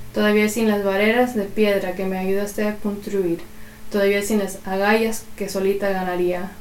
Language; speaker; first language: Spanish; early bilingual, other home language; English